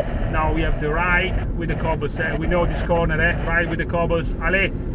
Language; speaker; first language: English; non-native, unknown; Italian